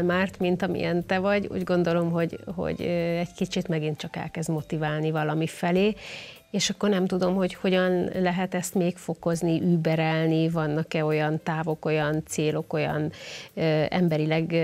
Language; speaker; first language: Hungarian; native; Hungarian